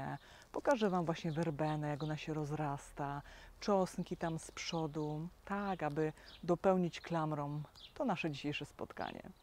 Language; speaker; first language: Polish; native; Polish